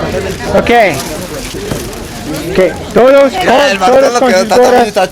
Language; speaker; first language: Spanish; non-native, learner; English